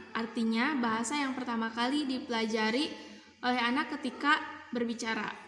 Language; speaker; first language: Indonesian; non-native, local second language; Sundanese